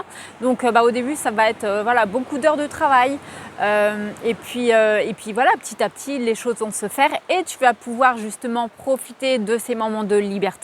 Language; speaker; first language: French; native; French